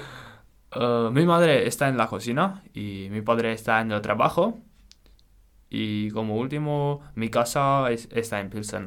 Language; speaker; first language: Spanish; non-native, fluent; Czech